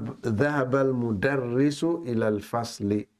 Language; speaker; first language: Arabic; non-native, fluent; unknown